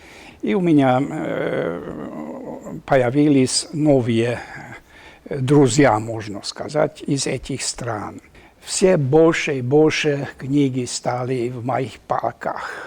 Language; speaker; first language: Russian; non-native, fluent; Hungarian